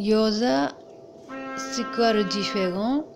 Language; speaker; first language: French; non-native, learner; Japanese